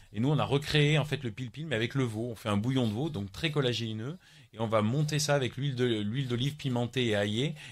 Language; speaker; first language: French; native; French